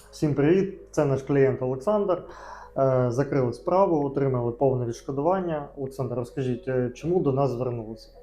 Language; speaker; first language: Ukrainian; native; Ukrainian